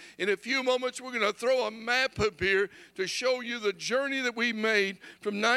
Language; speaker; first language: English; native; English